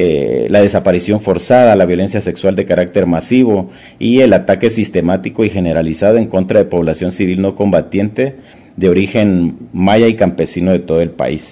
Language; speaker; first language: Spanish; native; Spanish